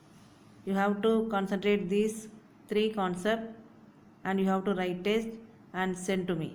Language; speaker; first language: English; non-native, local second language; Tamil